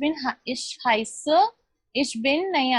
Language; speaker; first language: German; non-native, fluent; Hindi